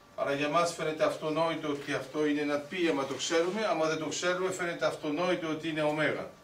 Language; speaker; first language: Greek; early bilingual, heritage; Greek